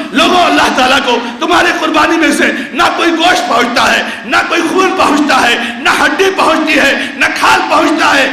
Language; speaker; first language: Urdu; non-native, local second language; Konkani